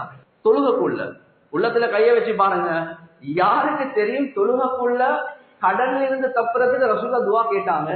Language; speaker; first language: Tamil; native; Tamil